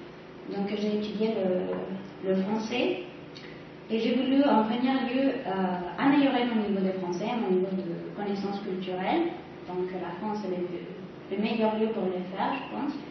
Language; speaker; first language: French; non-native, fluent; Spanish